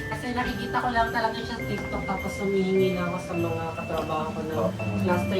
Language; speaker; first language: Filipino; native; Filipino